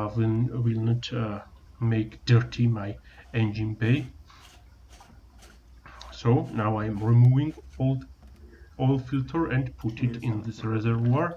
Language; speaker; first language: English; non-native, learner; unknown